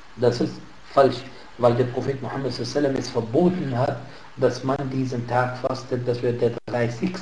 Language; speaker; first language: German; non-native, fluent; Arabic